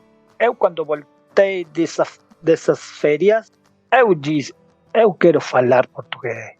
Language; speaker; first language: Portuguese; non-native, learner; Spanish